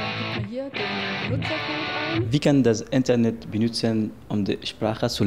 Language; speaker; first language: German; non-native, learner; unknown